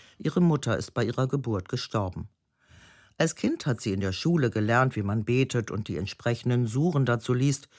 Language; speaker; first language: German; native; German